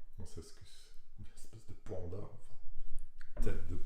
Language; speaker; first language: French; native; French